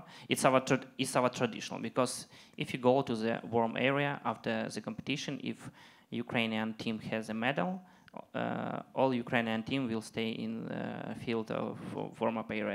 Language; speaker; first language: English; non-native, learner; Ukrainian